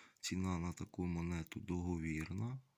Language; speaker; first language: Ukrainian; native; Ukrainian